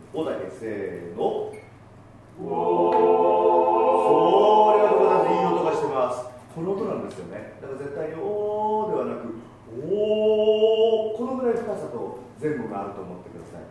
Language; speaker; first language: Japanese; native; Japanese